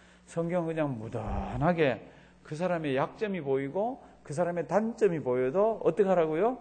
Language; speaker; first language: Korean; native; Korean